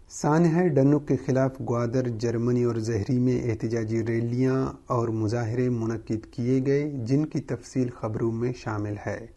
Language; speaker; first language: Urdu; non-native, local second language; Baluchi